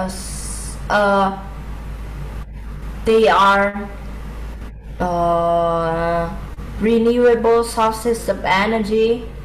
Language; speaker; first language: English; non-native, learner; Vietnamese